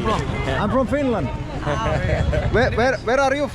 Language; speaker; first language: English; non-native, fluent; Finnish